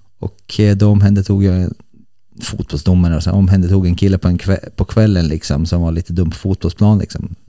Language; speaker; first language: Swedish; early bilingual, other home language; Bosnian